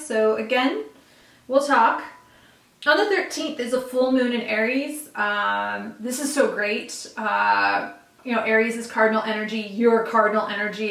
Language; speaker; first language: English; native; English